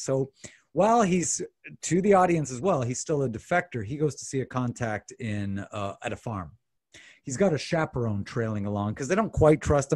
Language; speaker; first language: English; native; English